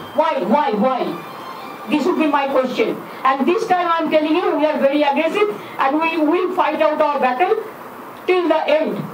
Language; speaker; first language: English; non-native, local second language; Bangla